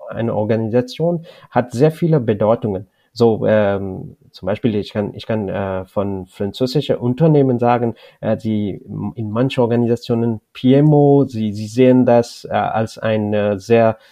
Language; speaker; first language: German; non-native, learner; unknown